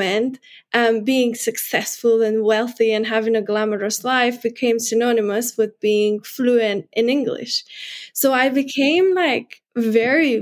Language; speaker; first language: English; non-native, fluent; Hungarian